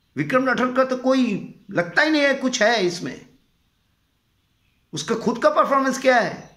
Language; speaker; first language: Hindi; non-native, local second language; Bangla